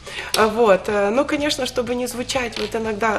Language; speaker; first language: Russian; native; Russian